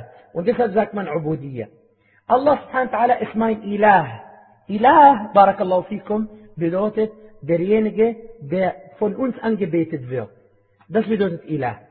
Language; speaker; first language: German; non-native, fluent; Arabic